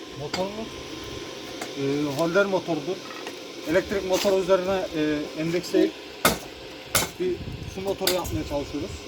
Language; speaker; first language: Turkish; native; Turkish